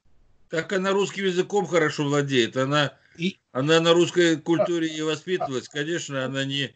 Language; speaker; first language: Russian; native; Russian